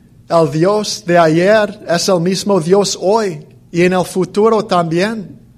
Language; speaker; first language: Spanish; non-native, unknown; English